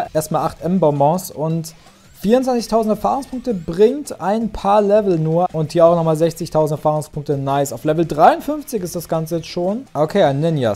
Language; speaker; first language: German; native; German